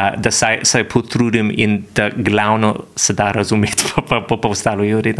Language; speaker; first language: Slovenian; non-native, fluent; English